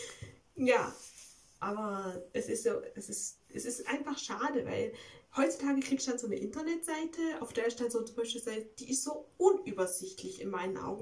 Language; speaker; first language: German; native; German